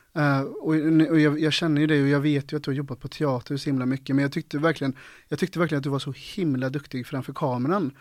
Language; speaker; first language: Swedish; native; Swedish